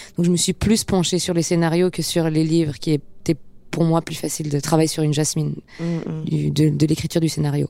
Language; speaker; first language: French; native; French